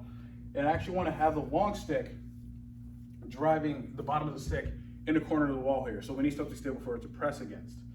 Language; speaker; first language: English; native; English